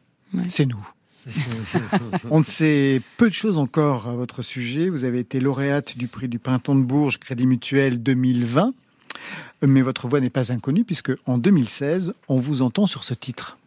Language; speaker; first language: French; native; French